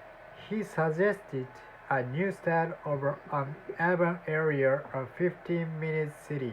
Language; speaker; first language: English; non-native, learner; Japanese